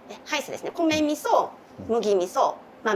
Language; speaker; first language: Japanese; native; Japanese